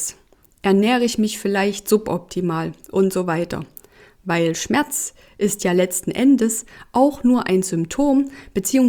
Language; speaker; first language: German; native; German